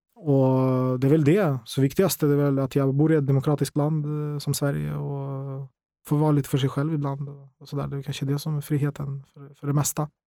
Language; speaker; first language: Swedish; non-native, fluent; Ukrainian